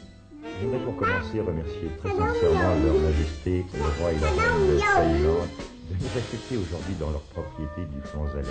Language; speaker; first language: French; native; French